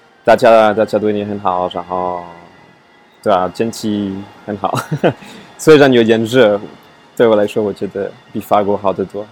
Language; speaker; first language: Chinese; non-native, fluent; French